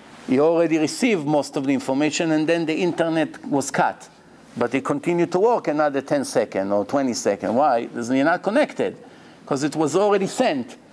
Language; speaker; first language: English; non-native, fluent; Hebrew